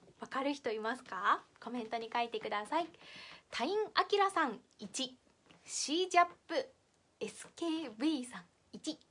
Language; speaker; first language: Japanese; native; Japanese